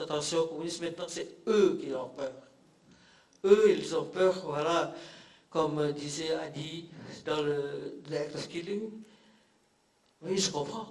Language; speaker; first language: French; non-native, fluent; Indonesian